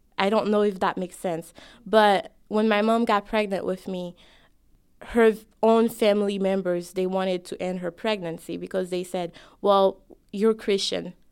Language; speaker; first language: English; non-native, fluent; Haitian Creole